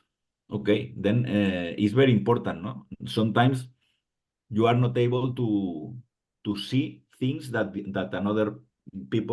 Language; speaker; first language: English; non-native, fluent; Spanish